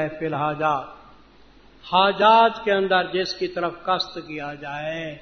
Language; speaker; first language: Urdu; non-native, local second language; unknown